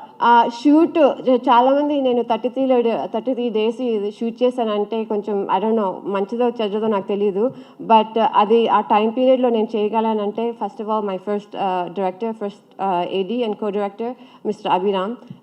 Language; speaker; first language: Telugu; early bilingual, heritage; Telugu